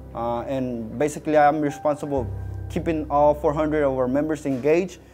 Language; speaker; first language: English; native; English